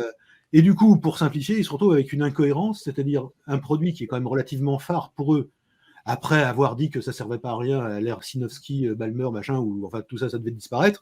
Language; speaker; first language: French; native; French